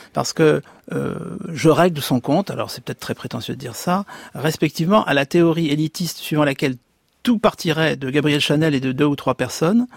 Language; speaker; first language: French; native; French